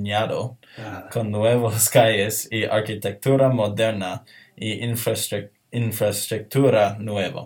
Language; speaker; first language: Spanish; non-native, learner; English